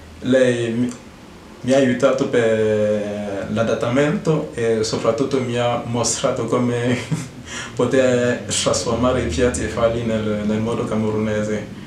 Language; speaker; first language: Italian; non-native, fluent; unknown